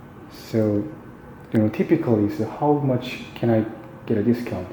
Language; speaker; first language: English; non-native, learner; Korean